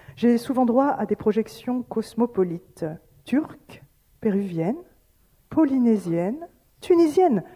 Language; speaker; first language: French; native; French